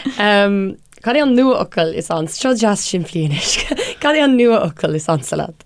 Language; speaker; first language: Irish; non-native, local second language; English